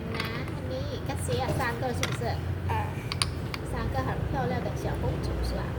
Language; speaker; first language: Chinese; non-native, fluent; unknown